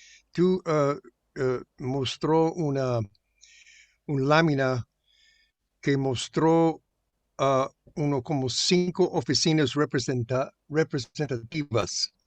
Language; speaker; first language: Spanish; non-native, fluent; English